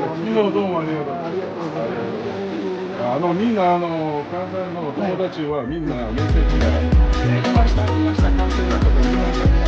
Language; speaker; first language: Japanese; non-native, learner; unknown